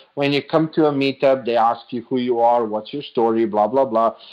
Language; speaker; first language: English; non-native, fluent; Slovenian